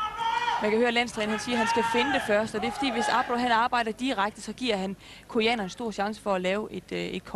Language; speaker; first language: Danish; native; Danish